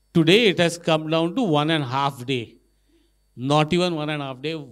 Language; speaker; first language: English; non-native, local second language; Marathi